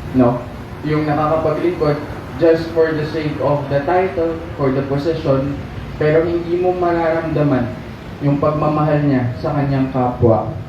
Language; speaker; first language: Filipino; non-native, local second language; Pangasinan